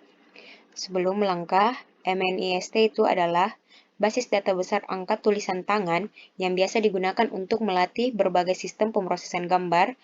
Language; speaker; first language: Indonesian; native; Indonesian